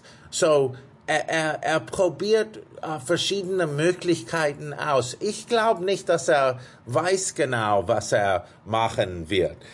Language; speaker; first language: German; non-native, fluent; English